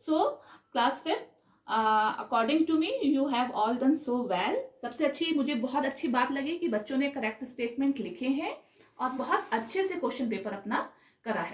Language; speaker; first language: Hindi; native; Hindi